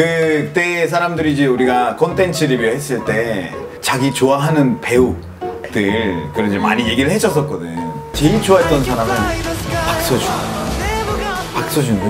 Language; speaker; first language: Korean; non-native, fluent; Spanish